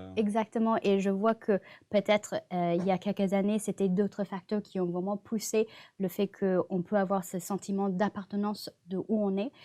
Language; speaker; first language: French; non-native, fluent; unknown